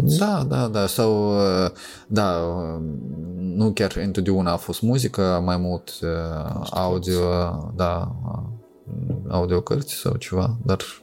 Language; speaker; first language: Romanian; non-native, local second language; Russian